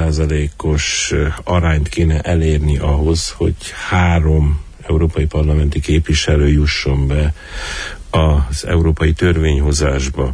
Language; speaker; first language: Hungarian; native; Hungarian